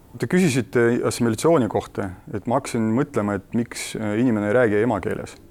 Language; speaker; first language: Estonian; non-native, local second language; Russian